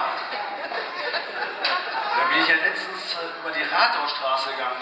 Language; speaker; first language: German; native; German